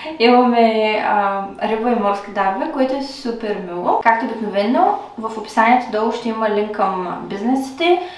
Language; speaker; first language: Bulgarian; native; Bulgarian